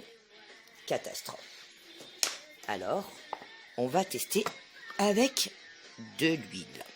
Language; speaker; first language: French; native; French